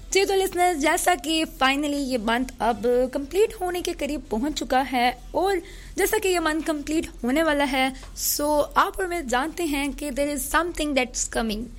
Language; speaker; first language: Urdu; early bilingual, heritage; Urdu